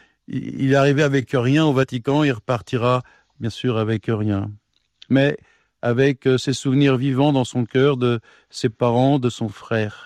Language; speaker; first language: French; native; French